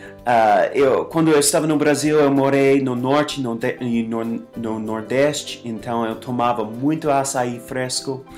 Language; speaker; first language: Portuguese; non-native, fluent; English